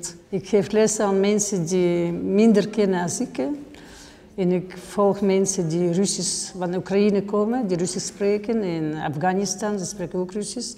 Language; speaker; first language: Dutch; non-native, learner; Russian